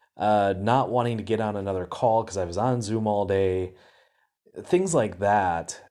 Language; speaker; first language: English; native; English